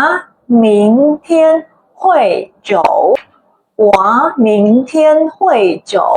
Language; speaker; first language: Chinese; non-native, fluent; Khmer